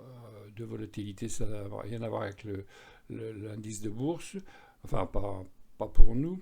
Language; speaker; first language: French; native; French